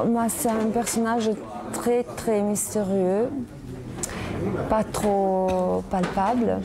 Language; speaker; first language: French; non-native, fluent; Italian